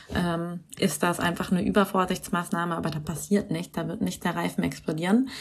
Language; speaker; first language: German; native; German